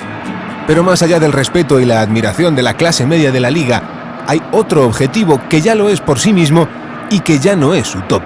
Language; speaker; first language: Spanish; native; Spanish